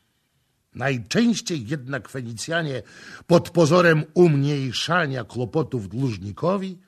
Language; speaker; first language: Polish; native; Polish